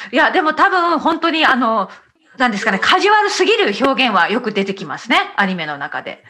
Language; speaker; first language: Japanese; native; Japanese